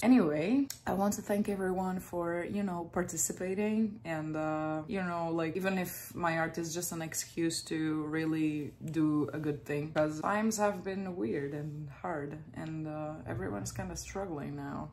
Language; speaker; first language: English; non-native, fluent; Portuguese